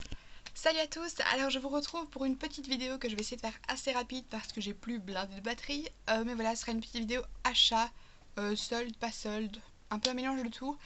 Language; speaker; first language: French; native; French